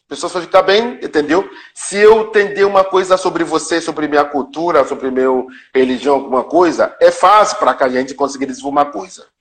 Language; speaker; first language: Portuguese; non-native, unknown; Yoruba